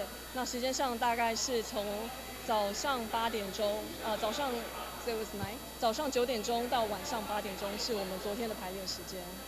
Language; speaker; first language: Chinese; native; Chinese